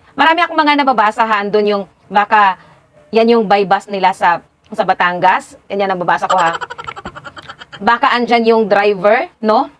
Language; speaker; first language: Filipino; non-native, local second language; Cebuano